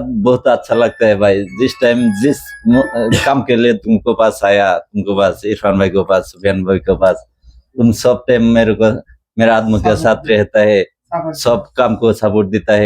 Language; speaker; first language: Hindi; non-native, learner; Bangla